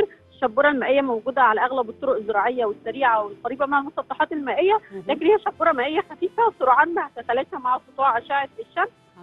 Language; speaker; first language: Arabic; native; Arabic